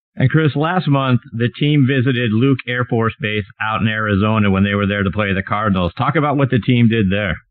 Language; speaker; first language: English; native; English